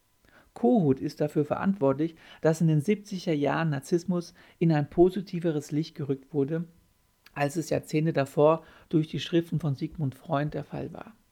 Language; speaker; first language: German; native; German